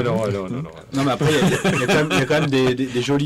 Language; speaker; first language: French; native; French